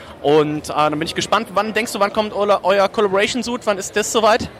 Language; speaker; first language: German; native; German